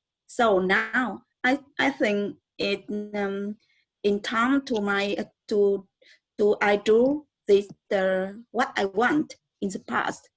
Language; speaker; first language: English; non-native, learner; Vietnamese